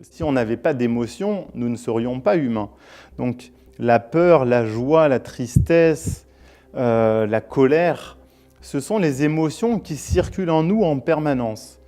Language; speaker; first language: French; native; French